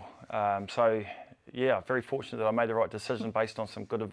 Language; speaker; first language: English; native; English